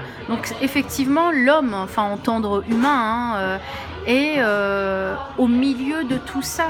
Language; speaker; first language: French; native; French